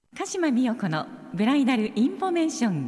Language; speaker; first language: Japanese; native; Japanese